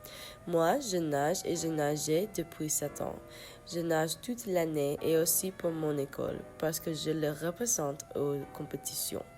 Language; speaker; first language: French; non-native, learner; English